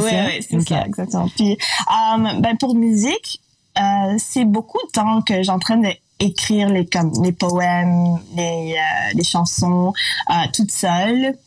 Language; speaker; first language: French; non-native, local second language; English